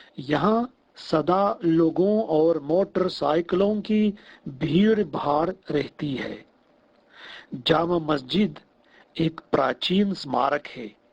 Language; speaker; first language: Hindi; non-native, fluent; Russian